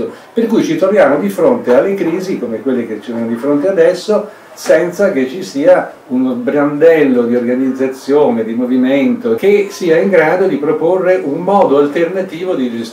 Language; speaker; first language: Italian; native; Italian